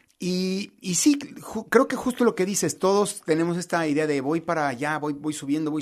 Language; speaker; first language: Spanish; native; Spanish